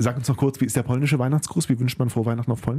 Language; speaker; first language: German; native; German